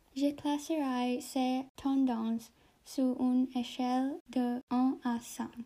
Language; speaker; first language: French; non-native, learner; English